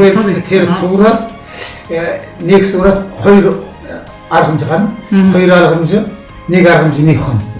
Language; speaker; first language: Mongolian; non-native, local second language; Kazakh